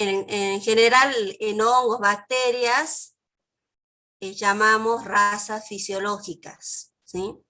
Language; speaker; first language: Spanish; native; Spanish